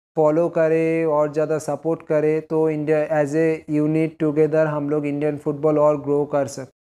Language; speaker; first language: Hindi; non-native, local second language; Bangla